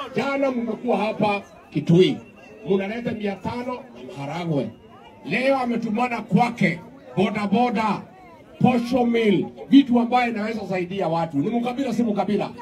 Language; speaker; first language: Swahili; non-native, local second language; Kikuyu